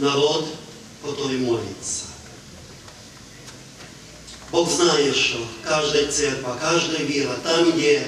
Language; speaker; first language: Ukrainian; non-native, learner; Hungarian